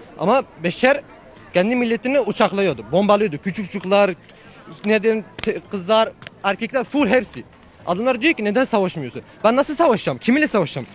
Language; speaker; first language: Turkish; early bilingual, heritage; Turkish